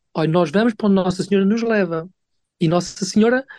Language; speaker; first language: Portuguese; native; Portuguese